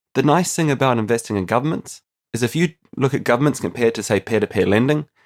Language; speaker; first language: English; native; English